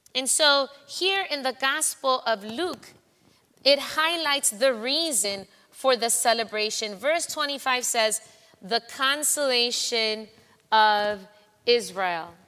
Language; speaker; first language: English; non-native, fluent; Spanish